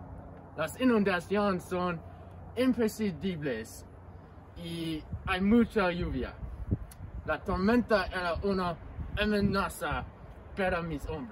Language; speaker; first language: Spanish; non-native, learner; English